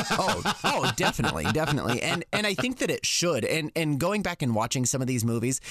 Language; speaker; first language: English; native; English